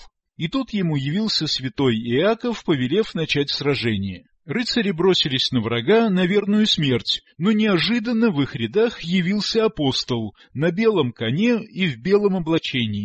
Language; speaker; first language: Russian; native; Russian